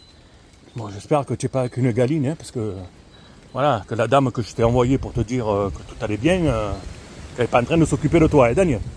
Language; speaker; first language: French; native; French